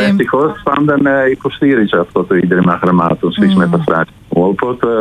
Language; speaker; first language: Greek; non-native, fluent; Dutch